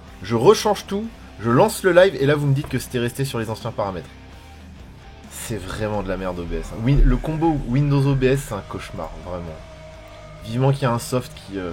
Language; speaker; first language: French; native; French